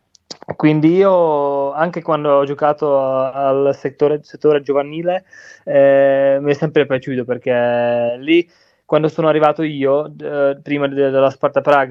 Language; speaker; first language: Italian; non-native, learner; Czech